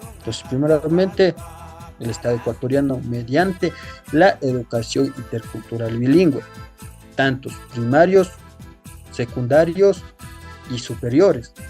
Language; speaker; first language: Spanish; non-native, local second language; Quechua